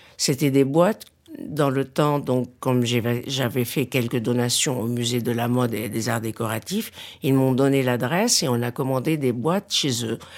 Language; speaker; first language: French; non-native, local second language; Arabic